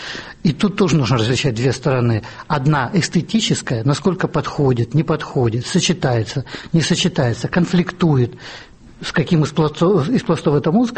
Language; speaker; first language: Russian; native; Russian